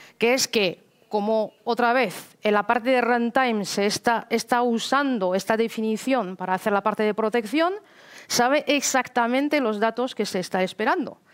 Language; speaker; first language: Spanish; non-native, fluent; French